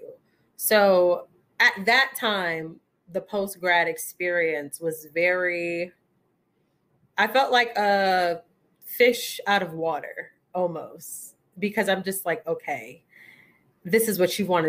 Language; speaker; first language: English; native; English